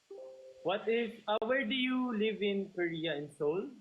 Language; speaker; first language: English; non-native, local second language; Filipino